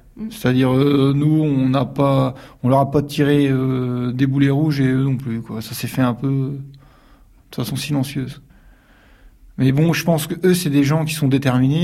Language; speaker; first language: French; native; French